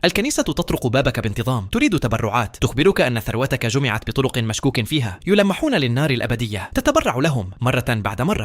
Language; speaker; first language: Arabic; native; Arabic